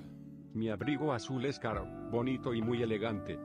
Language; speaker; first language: Spanish; non-native, learner; English